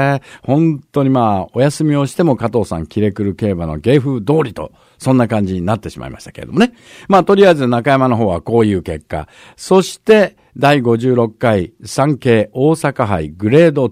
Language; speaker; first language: Japanese; native; Japanese